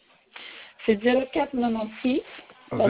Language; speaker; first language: French; non-native, fluent; Italian